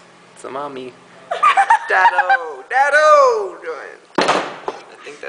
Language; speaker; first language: English; native; English